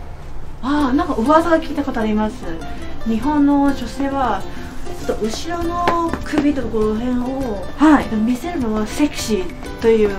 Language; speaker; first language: Japanese; non-native, fluent; Cantonese